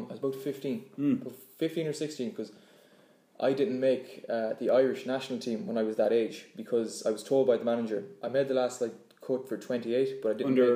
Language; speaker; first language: English; native; English